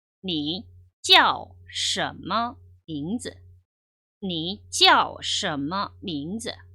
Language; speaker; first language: Chinese; non-native, fluent; Korean